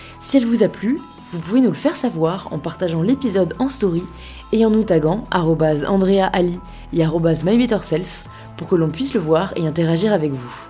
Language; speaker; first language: French; native; French